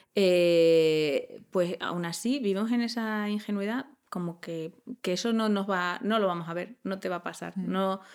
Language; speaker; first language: Spanish; native; Spanish